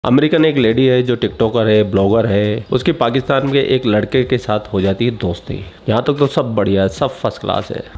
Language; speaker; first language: Hindi; native; Hindi